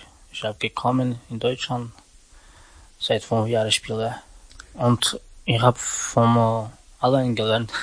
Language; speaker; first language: German; non-native, learner; Romany